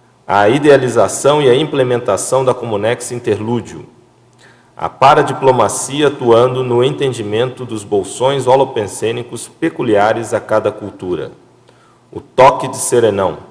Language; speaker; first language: Portuguese; native; Portuguese